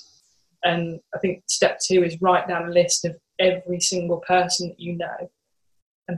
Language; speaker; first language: English; native; English